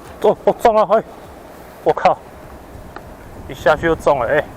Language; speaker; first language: Chinese; native; Chinese